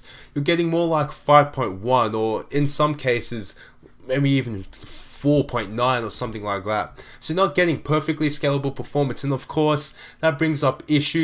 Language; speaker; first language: English; native; English